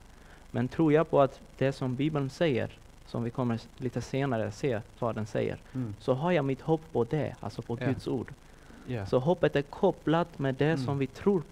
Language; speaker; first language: Swedish; non-native, fluent; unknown